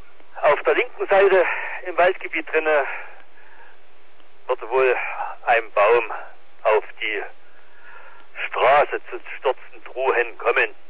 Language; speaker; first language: German; native; German